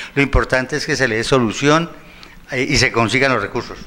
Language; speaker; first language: Spanish; native; Spanish